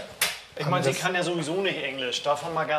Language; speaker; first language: German; native; German